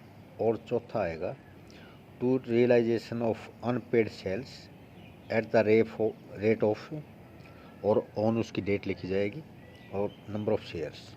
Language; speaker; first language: Hindi; native; Hindi